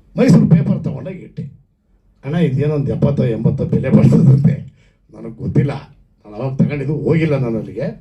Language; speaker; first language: Kannada; native; Kannada